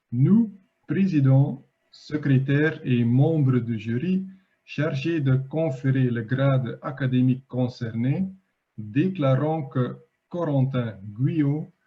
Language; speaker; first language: French; non-native, fluent; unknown